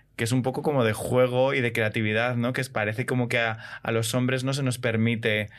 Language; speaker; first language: Spanish; native; Spanish